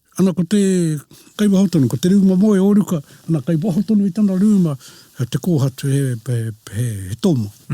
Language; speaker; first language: Māori; native; Māori